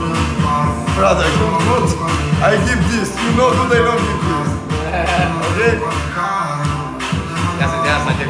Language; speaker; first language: English; non-native, learner; Albanian